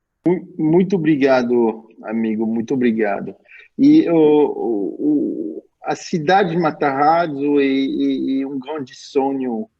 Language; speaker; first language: Portuguese; non-native, fluent; French